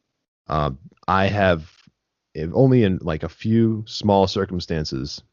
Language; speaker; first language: English; native; English